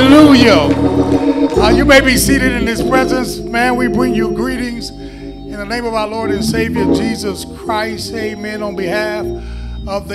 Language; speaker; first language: English; native; English